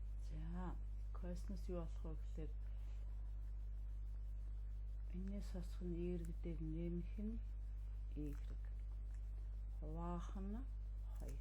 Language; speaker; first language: Mongolian; native; Mongolian